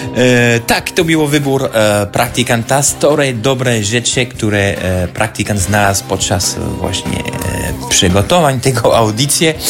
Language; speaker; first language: Polish; non-native, fluent; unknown